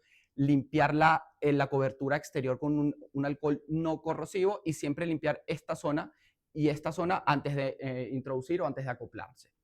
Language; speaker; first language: Spanish; native; Spanish